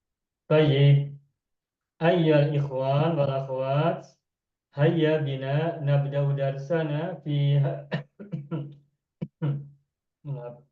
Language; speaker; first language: Arabic; non-native, fluent; Indonesian